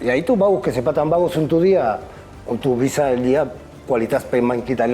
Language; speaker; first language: Indonesian; non-native, fluent; Spanish